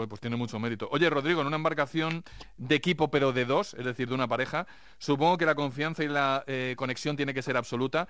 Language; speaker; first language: Spanish; native; Spanish